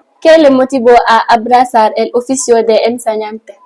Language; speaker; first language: Spanish; non-native, fluent; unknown